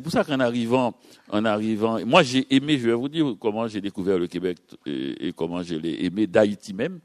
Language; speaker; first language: French; native; French